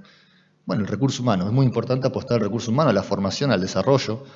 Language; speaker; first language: Spanish; native; Spanish